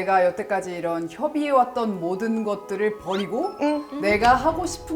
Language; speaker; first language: Korean; native; Korean